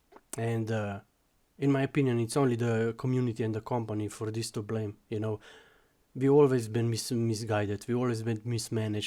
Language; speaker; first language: English; non-native, fluent; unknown